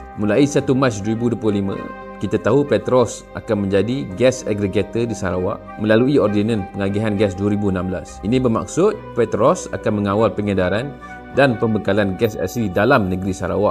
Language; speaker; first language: Malay; native; Malay